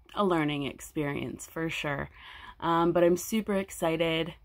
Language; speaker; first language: English; native; English